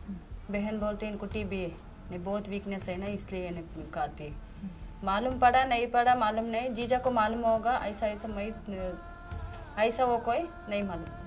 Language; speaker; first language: Hindi; non-native, local second language; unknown